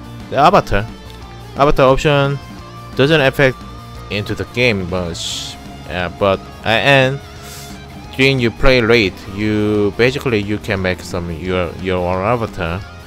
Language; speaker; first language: English; non-native, fluent; Korean